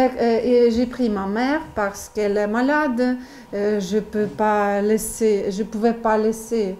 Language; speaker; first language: French; non-native, learner; Ukrainian